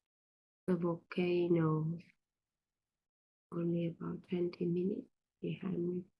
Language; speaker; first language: English; non-native, learner; Vietnamese